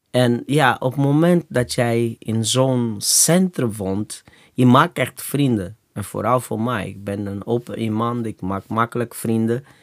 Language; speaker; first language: Dutch; non-native, fluent; Portuguese